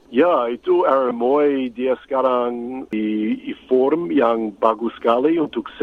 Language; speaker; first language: Indonesian; non-native, fluent; English